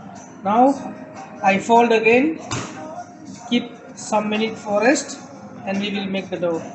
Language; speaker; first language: English; non-native, local second language; Sinhala